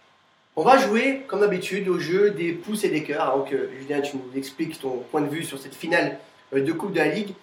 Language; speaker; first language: French; native; French